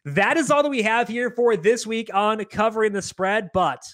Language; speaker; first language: English; native; English